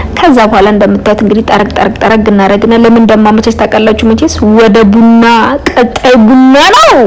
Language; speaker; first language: Amharic; native; Amharic